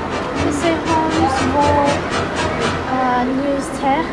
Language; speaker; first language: French; non-native, learner; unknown